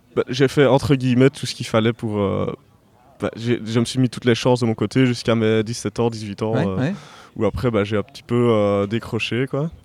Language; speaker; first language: French; native; French